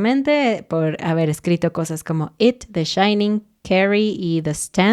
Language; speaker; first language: Spanish; native; Spanish